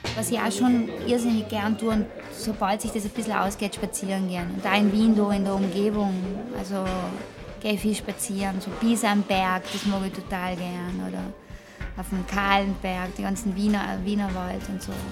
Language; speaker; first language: German; native; German